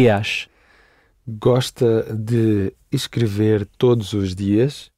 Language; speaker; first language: Portuguese; non-native, learner; English